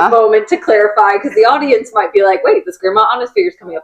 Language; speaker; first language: English; native; English